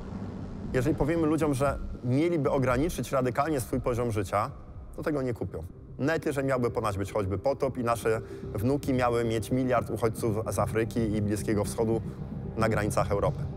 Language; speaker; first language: Polish; native; Polish